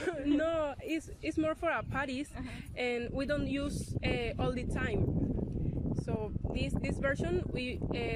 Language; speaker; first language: English; non-native, learner; Spanish